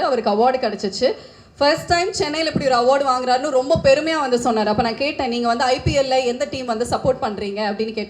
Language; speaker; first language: Tamil; native; Tamil